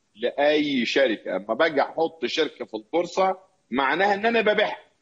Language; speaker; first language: Arabic; native; Arabic